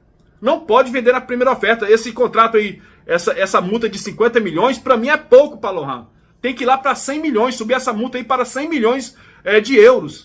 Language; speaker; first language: Portuguese; native; Portuguese